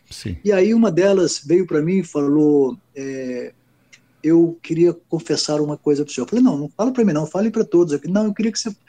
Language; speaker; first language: Portuguese; native; Portuguese